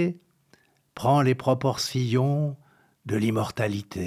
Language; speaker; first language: French; native; French